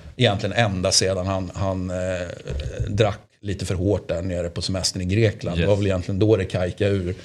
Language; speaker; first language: Swedish; native; Swedish